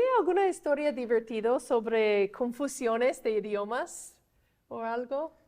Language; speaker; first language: Spanish; non-native, fluent; English